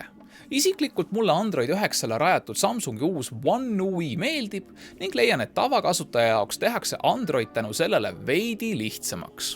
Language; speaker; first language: Estonian; native; Estonian